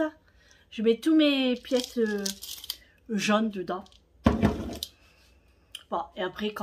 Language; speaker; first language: French; native; French